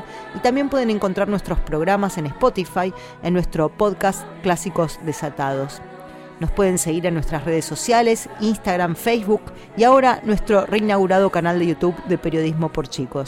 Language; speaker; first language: Spanish; native; Spanish